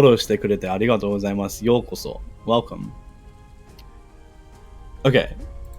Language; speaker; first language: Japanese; non-native, learner; English